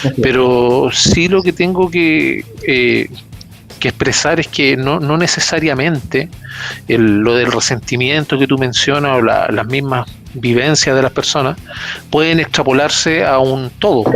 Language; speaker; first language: Spanish; native; Spanish